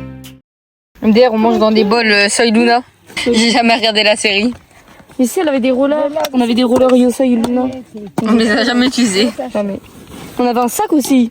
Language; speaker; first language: French; native; French